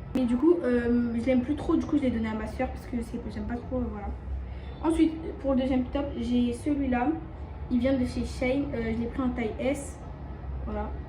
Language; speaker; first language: French; early bilingual, other home language; Bambara